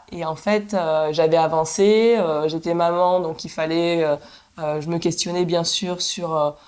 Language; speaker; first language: French; native; French